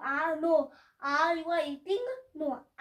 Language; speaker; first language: English; non-native, learner; Hindi